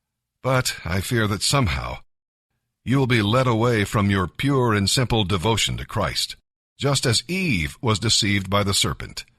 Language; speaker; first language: English; native; English